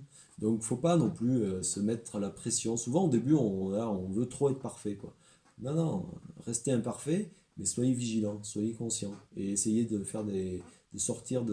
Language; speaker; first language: French; native; French